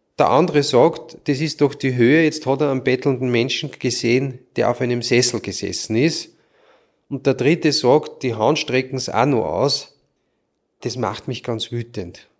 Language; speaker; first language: German; native; German